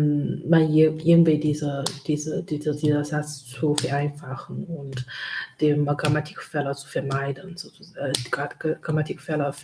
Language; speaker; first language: German; non-native, learner; Chinese